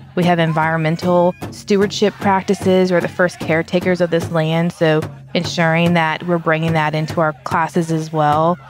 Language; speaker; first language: English; native; English